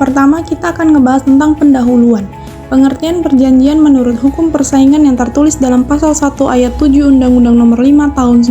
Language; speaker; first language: Indonesian; native; Indonesian